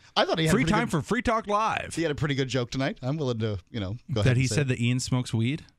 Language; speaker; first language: English; native; English